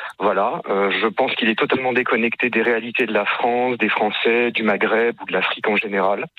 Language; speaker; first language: French; native; French